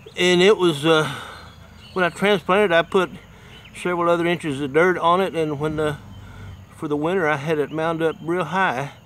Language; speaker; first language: English; native; English